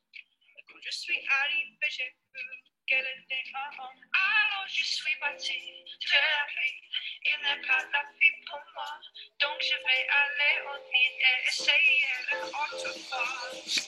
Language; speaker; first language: French; non-native, learner; English